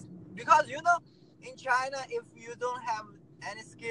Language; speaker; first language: English; non-native, learner; Chinese